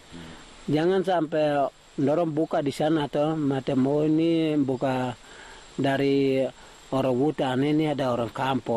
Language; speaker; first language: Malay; non-native, local second language; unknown